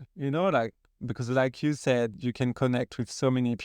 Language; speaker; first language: English; non-native, fluent; French